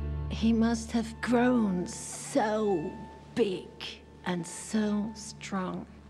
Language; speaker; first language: English; non-native, fluent; German